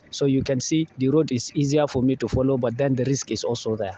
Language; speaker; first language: English; non-native, local second language; Hausa